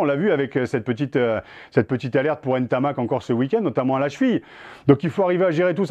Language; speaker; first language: French; native; French